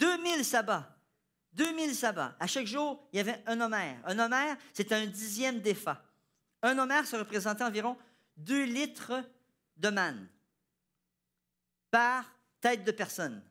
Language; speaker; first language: French; native; French